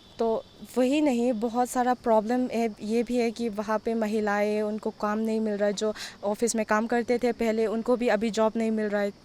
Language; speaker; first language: Hindi; non-native, local second language; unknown